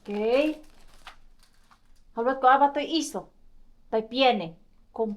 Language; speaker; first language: Finnish; non-native, learner; Filipino